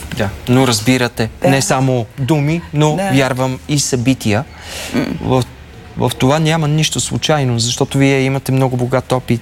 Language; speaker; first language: Bulgarian; native; Bulgarian